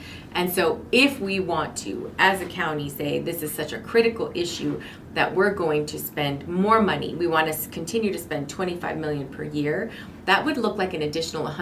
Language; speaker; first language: English; native; English